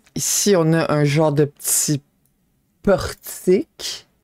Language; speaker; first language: French; native; French